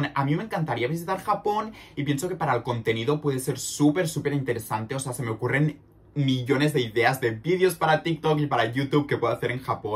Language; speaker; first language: Spanish; native; Spanish